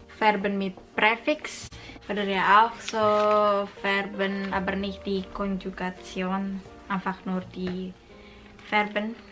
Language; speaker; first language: German; non-native, fluent; Indonesian